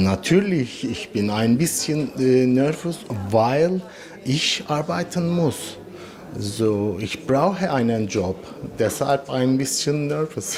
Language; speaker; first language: German; non-native, learner; Turkish